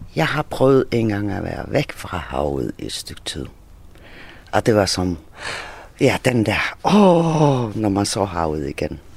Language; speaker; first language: Danish; non-native, local second language; Faroese